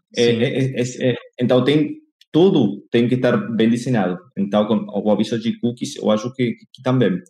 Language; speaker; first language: Portuguese; non-native, fluent; Spanish